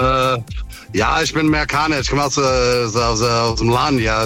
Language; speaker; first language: German; non-native, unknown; English